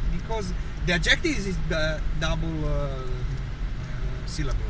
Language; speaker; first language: English; non-native, fluent; Italian